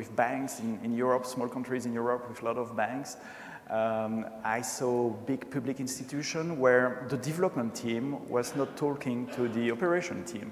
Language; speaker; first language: English; non-native, fluent; French